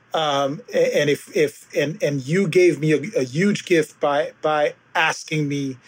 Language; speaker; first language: English; early bilingual, other home language; Haitian Creole